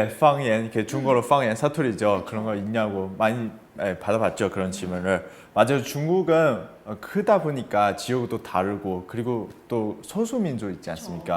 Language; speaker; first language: Korean; non-native, fluent; Chinese